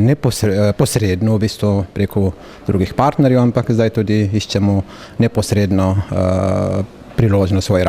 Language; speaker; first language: Slovenian; non-native, local second language; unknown